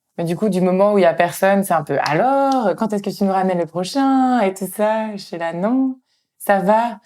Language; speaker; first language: French; native; French